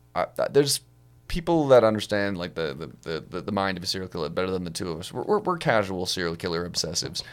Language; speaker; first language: English; native; English